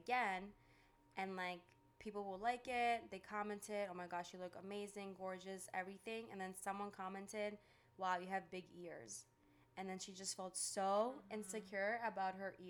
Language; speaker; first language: English; early bilingual, other home language; Greek